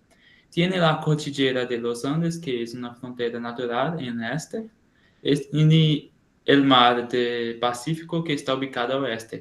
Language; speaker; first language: Spanish; non-native, learner; Portuguese